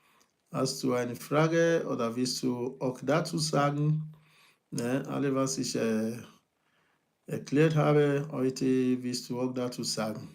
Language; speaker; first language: German; non-native, fluent; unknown